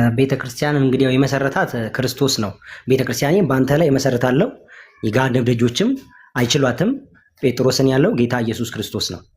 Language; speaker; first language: Amharic; non-native, local second language; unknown